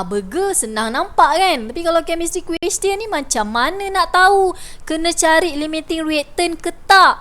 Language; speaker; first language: Malay; native; Malay